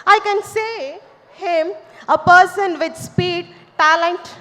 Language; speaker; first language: English; non-native, local second language; Kannada